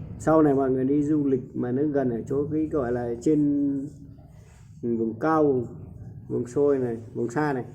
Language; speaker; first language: Vietnamese; non-native, local second language; Hmong